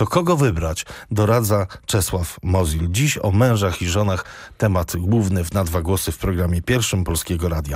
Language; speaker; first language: Polish; native; Polish